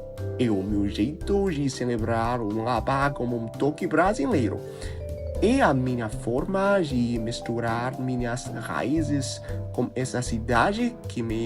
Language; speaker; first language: Portuguese; non-native, learner; Chinese